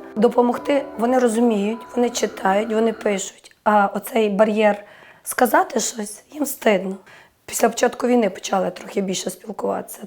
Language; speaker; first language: Ukrainian; native; Ukrainian